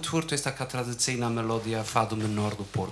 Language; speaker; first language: Polish; non-native, fluent; Portuguese